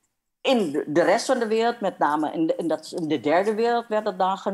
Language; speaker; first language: Dutch; non-native, fluent; Indonesian